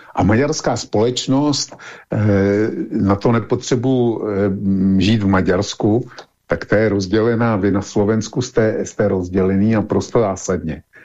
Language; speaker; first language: Czech; native; Czech